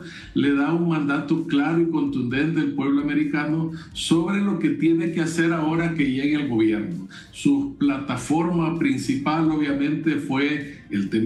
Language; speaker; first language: Spanish; native; Spanish